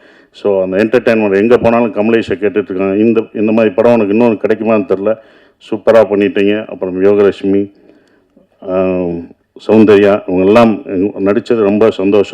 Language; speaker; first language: Tamil; native; Tamil